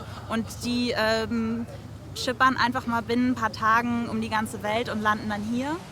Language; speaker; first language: German; native; German